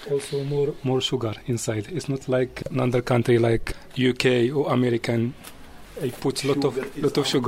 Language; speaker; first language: English; non-native, learner; Arabic